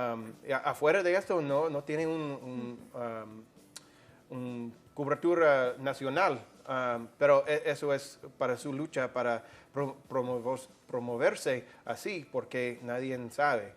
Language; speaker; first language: Spanish; non-native, fluent; English